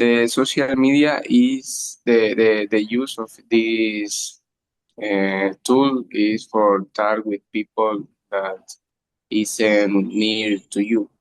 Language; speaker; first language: English; non-native, learner; Spanish